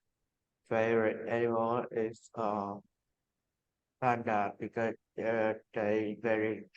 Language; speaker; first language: English; non-native, learner; Vietnamese